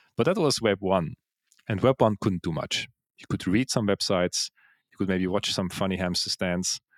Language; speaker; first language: English; non-native, fluent; Swiss German